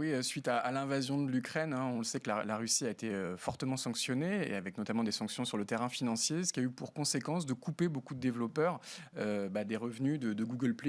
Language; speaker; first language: French; native; French